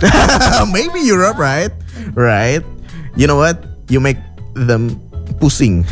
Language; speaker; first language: English; non-native, learner; Indonesian